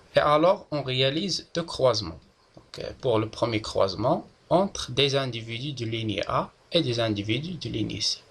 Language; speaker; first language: French; non-native, local second language; Arabic